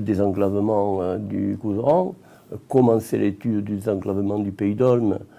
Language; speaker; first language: French; native; French